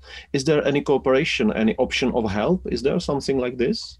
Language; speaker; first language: English; non-native, learner; Czech